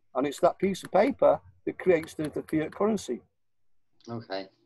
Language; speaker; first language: English; native; English